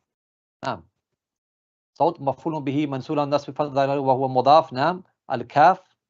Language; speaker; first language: Arabic; non-native, fluent; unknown